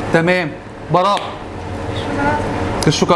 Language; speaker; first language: Arabic; native; Arabic